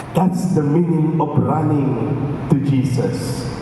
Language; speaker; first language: English; non-native, local second language; Filipino